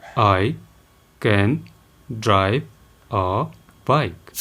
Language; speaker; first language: English; non-native, local second language; Nepali